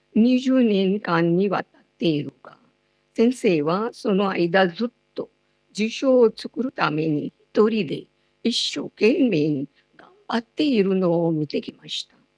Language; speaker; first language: Japanese; non-native, fluent; Marathi